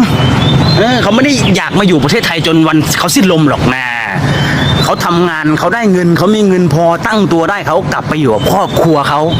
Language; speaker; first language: Thai; native; Thai